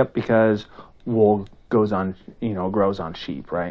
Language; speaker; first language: English; native; English